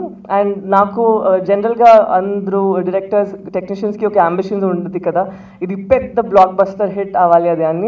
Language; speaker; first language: Telugu; non-native, fluent; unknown